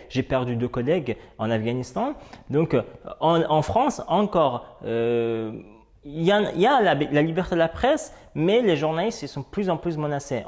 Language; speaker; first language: French; non-native, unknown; Persian